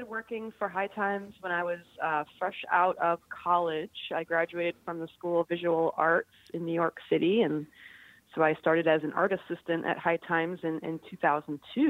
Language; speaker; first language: English; native; English